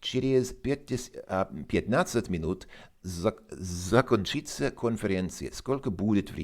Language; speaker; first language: Russian; non-native, fluent; English